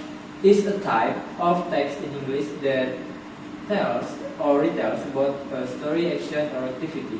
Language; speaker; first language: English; non-native, learner; Indonesian